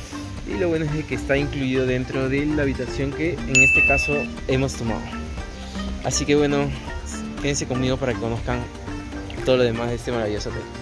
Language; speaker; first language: Spanish; native; Spanish